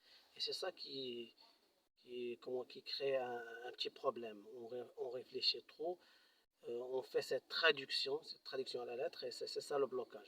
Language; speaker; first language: French; non-native, local second language; Arabic